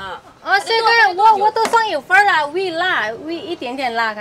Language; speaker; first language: Chinese; non-native, fluent; Indonesian